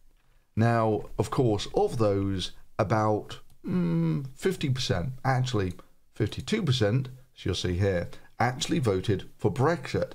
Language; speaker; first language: English; native; English